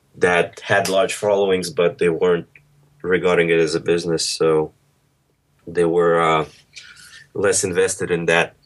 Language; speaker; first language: English; early bilingual, other home language; Russian